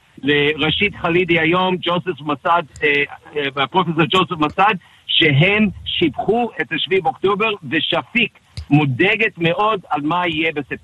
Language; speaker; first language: Hebrew; non-native, fluent; English